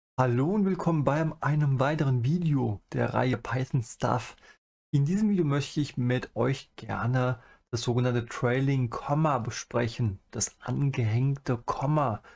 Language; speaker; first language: German; native; German